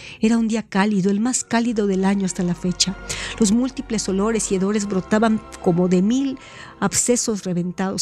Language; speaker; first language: Spanish; native; Spanish